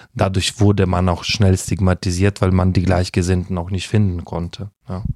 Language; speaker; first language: German; non-native, fluent; Russian